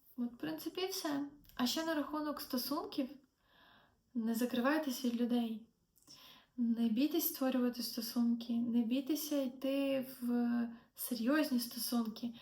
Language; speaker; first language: Ukrainian; non-native, local second language; Russian